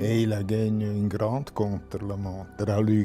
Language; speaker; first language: French; non-native, local second language; German